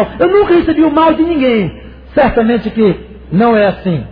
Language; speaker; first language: Portuguese; native; Portuguese